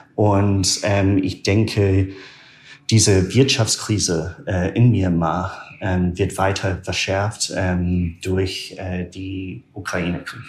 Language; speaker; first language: German; non-native, fluent; English